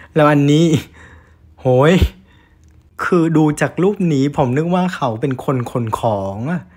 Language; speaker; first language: Thai; non-native, fluent; Vietnamese